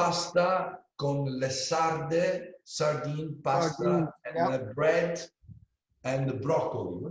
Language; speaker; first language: English; non-native, learner; Italian